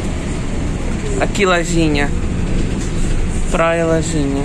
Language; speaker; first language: Portuguese; non-native, fluent; Ukrainian